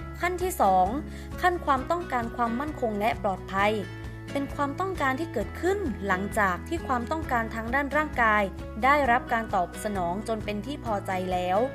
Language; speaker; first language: Thai; native; Thai